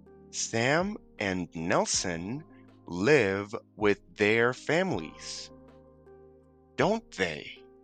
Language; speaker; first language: English; non-native, fluent; Spanish